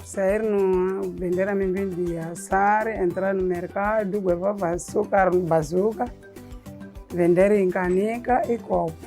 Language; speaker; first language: Portuguese; non-native, local second language; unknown